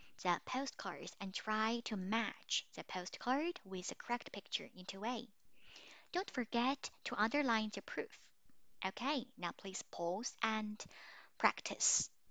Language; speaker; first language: English; non-native, fluent; Chinese